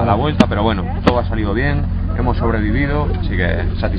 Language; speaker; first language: Spanish; native; Spanish